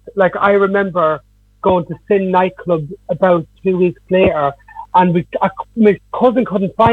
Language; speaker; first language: English; native; English